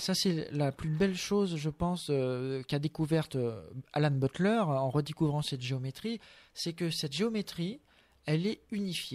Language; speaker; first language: French; native; French